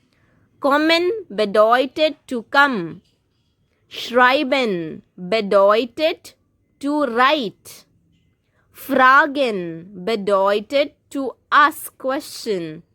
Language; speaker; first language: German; non-native, fluent; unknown